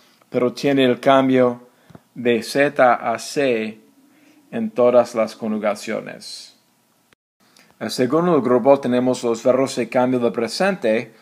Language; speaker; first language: Spanish; non-native, fluent; English